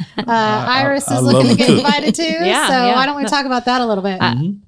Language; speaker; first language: English; native; English